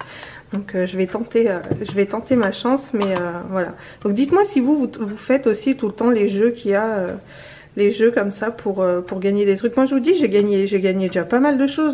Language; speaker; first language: French; native; French